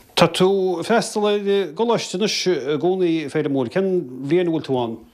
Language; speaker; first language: Irish; native; Irish